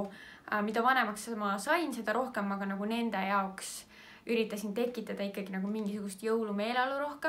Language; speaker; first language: Estonian; native; Estonian